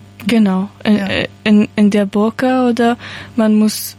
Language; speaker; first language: German; non-native, learner; Persian